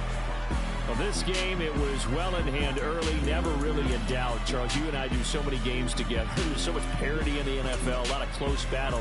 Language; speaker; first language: English; native; English